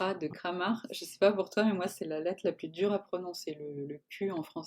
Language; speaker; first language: French; native; French